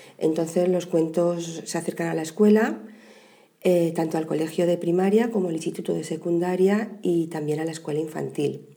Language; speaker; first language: Spanish; native; Spanish